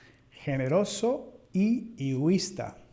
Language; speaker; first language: Spanish; non-native, fluent; English